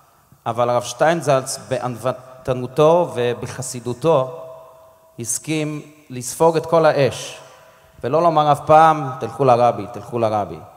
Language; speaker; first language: Hebrew; non-native, fluent; English